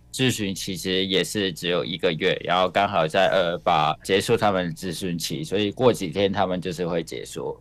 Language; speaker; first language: Chinese; non-native, local second language; Cantonese